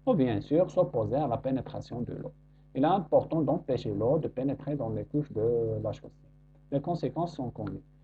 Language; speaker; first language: French; non-native, local second language; Arabic